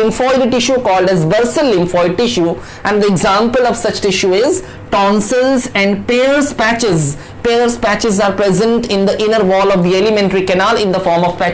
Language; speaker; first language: English; non-native, local second language; Hindi